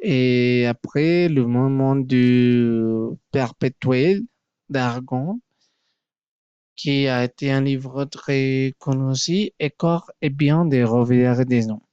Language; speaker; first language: French; non-native, learner; Spanish